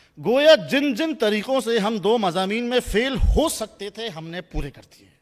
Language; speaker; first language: Urdu; native; Urdu